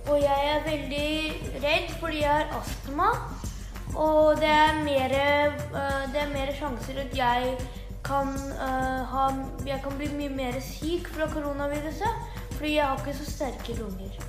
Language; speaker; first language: Norwegian; early bilingual, heritage; Norwegian